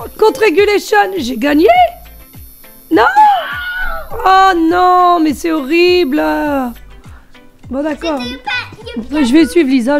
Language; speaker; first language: French; native; French